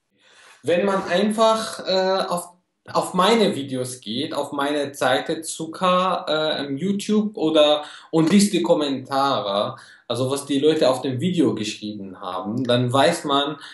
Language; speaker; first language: German; non-native, fluent; Arabic